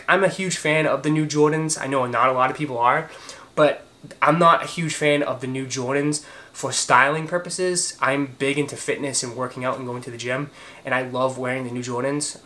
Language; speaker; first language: English; native; English